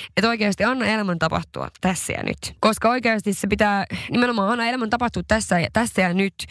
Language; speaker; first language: Finnish; non-native, local second language; Swedish